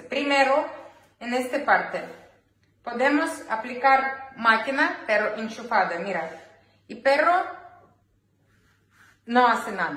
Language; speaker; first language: Spanish; non-native, learner; Ukrainian